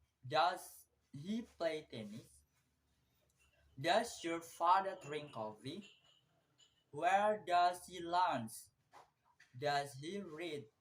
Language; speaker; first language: English; non-native, learner; Indonesian